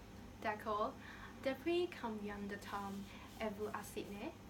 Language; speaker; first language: French; non-native, learner; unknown